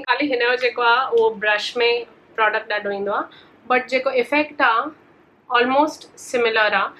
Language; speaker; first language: Sindhi; early bilingual, heritage; Sindhi